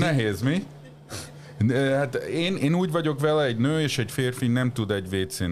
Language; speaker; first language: Hungarian; early bilingual, heritage; Hungarian